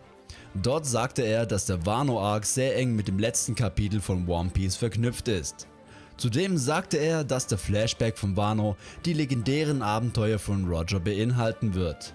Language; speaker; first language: German; native; German